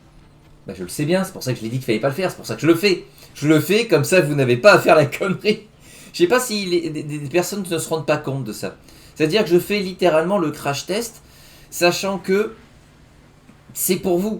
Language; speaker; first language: French; native; French